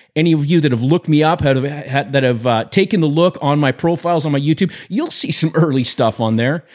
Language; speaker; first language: English; native; English